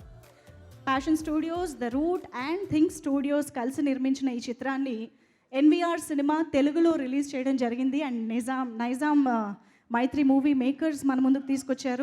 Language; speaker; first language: Telugu; native; Telugu